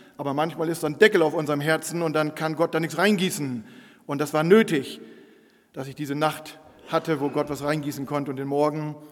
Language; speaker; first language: German; non-native, local second language; Low German